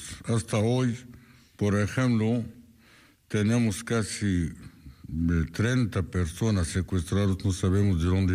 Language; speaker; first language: Spanish; non-native, fluent; Arabic